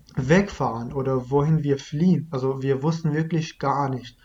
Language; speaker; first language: German; non-native, fluent; Kurdish